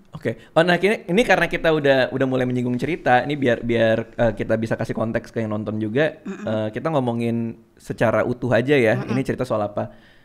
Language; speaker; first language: Indonesian; native; Indonesian